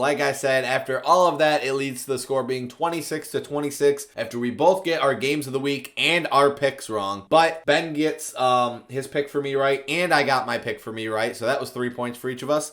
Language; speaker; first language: English; native; English